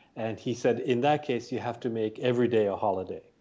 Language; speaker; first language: English; early bilingual, other home language; Japanese